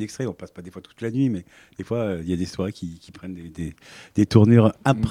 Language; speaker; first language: French; native; French